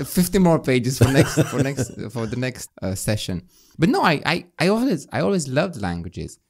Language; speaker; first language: English; non-native, fluent; Romanian